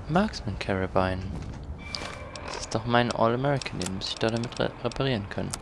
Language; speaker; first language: German; native; German